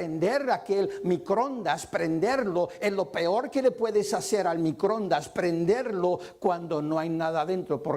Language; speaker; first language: Spanish; early bilingual, heritage; Spanish